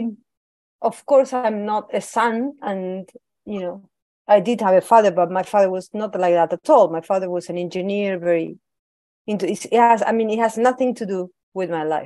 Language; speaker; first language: English; non-native, fluent; Spanish